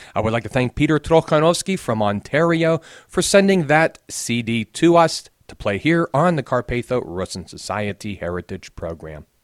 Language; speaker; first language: English; native; English